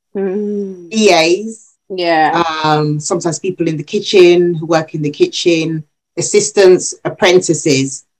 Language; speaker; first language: English; early bilingual, other home language; Yoruba